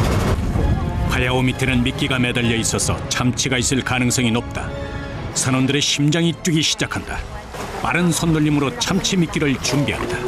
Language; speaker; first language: Korean; native; Korean